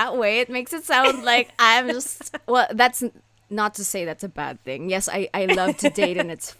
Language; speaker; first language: English; non-native, local second language; Filipino